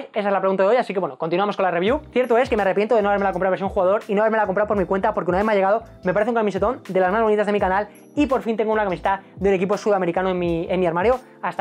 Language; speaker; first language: Spanish; native; Spanish